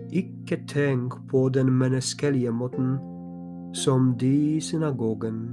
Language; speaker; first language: Norwegian; non-native, fluent; Polish